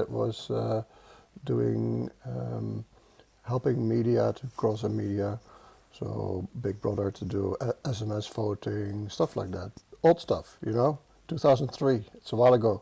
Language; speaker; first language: English; non-native, fluent; Dutch